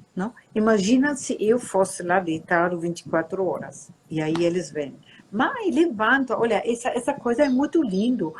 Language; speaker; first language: Portuguese; non-native, fluent; German